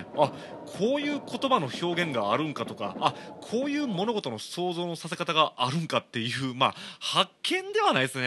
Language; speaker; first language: Japanese; native; Japanese